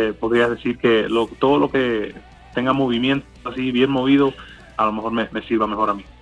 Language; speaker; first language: Spanish; early bilingual, heritage; English